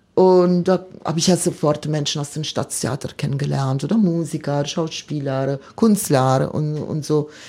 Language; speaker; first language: German; non-native, fluent; Italian